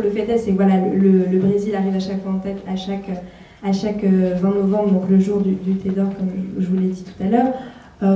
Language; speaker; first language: French; native; French